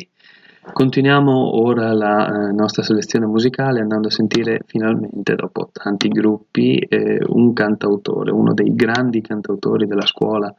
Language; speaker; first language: Italian; native; Italian